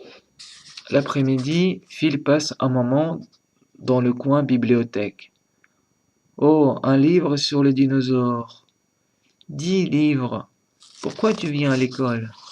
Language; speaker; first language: French; non-native, learner; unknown